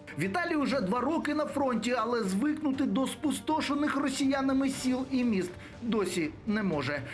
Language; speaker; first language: Ukrainian; native; Ukrainian